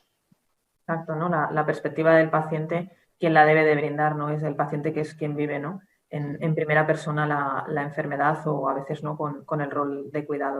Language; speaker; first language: Spanish; native; Spanish